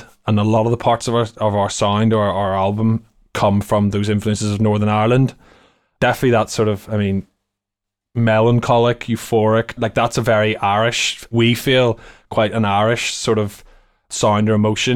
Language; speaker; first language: English; native; English